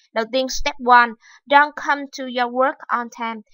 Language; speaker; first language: English; non-native, fluent; Vietnamese